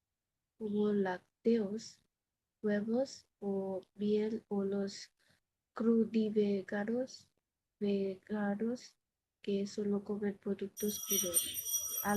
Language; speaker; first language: Spanish; non-native, learner; Bangla